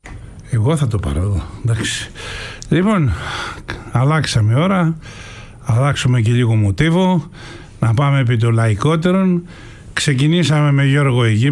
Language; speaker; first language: Greek; native; Greek